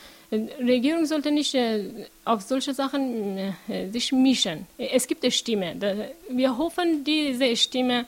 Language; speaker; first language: German; non-native, learner; Persian